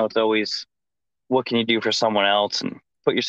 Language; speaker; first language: English; native; English